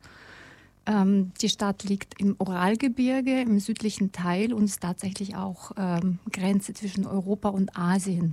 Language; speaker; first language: German; non-native, fluent; Russian